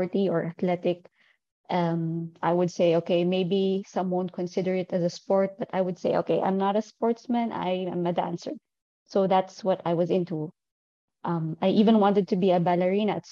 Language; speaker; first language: English; non-native, local second language; Filipino